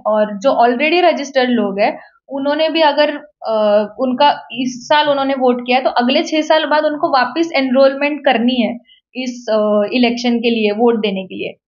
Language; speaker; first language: Hindi; non-native, local second language; Marathi